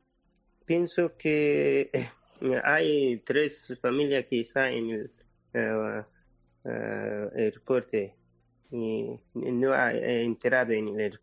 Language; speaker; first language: Spanish; non-native, learner; Persian